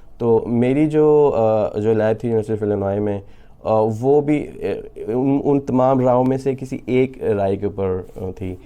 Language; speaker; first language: Urdu; native; Urdu